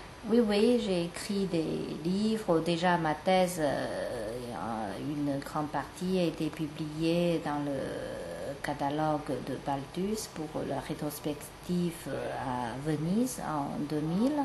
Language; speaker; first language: French; non-native, fluent; Chinese